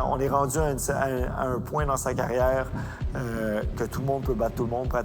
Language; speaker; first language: French; native; French